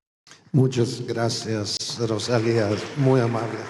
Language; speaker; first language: Spanish; non-native, fluent; Croatian